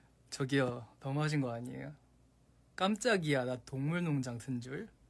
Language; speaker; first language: Korean; early bilingual, heritage; Korean